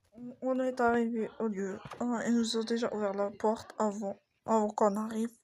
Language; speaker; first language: French; native; French